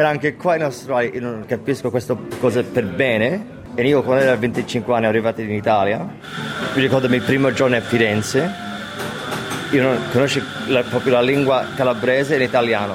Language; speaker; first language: Italian; early bilingual, heritage; English